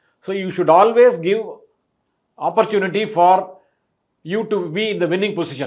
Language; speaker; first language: English; non-native, local second language; Tamil